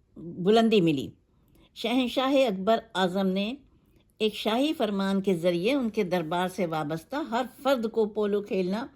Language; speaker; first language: Urdu; native; Urdu